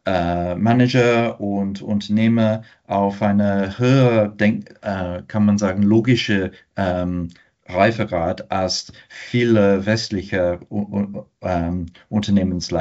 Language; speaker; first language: German; non-native, fluent; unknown